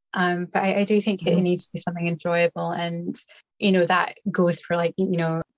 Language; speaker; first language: English; native; English